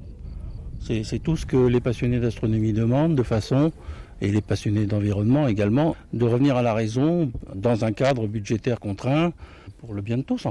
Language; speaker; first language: French; native; French